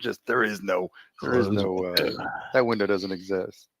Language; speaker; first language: English; native; English